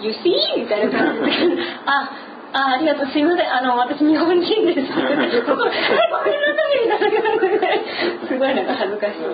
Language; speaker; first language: Japanese; native; Japanese